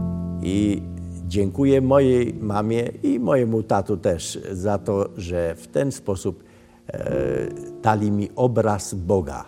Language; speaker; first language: Polish; early bilingual, other home language; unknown